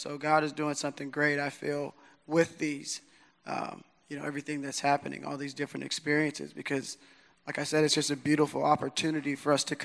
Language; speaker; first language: English; native; English